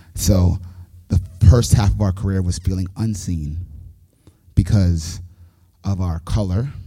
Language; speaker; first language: English; native; English